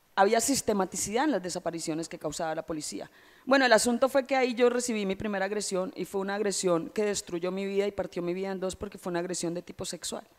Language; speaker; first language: Spanish; native; Spanish